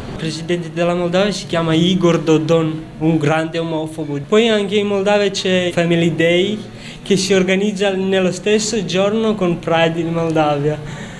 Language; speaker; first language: Italian; non-native, fluent; Romanian